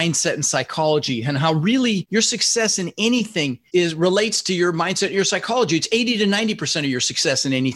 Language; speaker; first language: English; early bilingual, other home language; Dutch